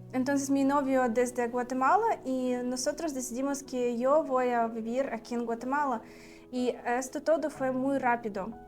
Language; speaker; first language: Spanish; non-native, learner; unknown